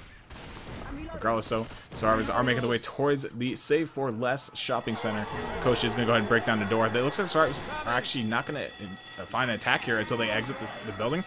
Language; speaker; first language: English; native; English